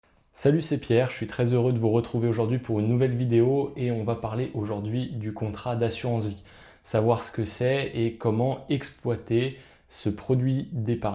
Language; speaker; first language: French; native; French